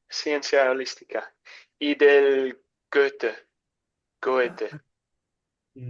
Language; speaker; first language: Spanish; non-native, learner; English